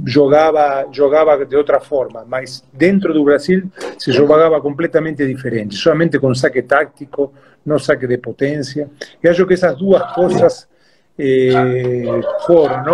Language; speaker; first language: Portuguese; non-native, fluent; Spanish